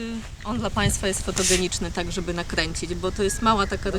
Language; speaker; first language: Polish; native; Polish